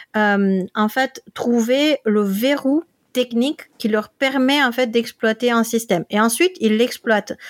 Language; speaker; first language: French; non-native, fluent; Dutch